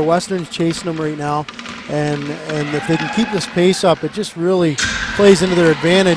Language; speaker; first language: English; native; English